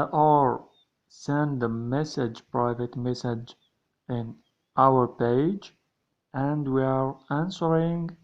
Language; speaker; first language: English; non-native, learner; Arabic